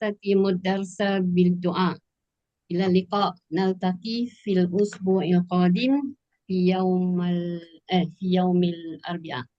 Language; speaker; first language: Arabic; non-native, learner; Malay